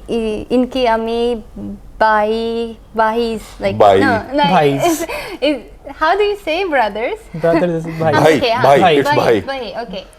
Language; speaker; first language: Hindi; non-native, learner; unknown